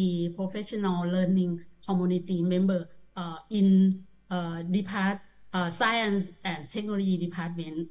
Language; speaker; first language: English; non-native, learner; Thai